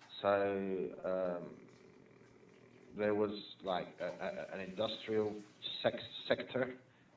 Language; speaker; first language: English; non-native, fluent; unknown